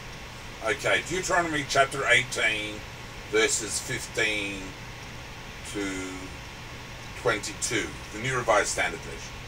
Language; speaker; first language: English; native; English